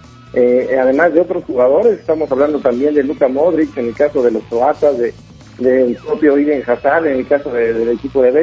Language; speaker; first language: Spanish; native; Spanish